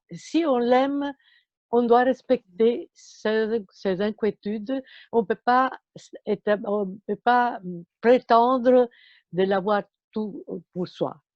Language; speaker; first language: French; non-native, fluent; Italian